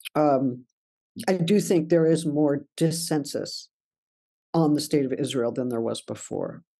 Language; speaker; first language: English; native; English